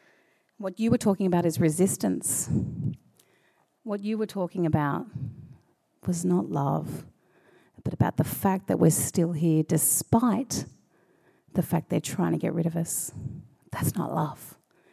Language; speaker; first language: English; native; English